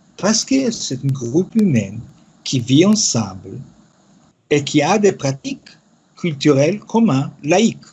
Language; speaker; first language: French; non-native, fluent; Yiddish